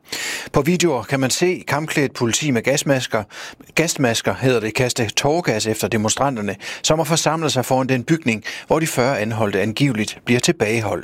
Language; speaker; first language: Danish; native; Danish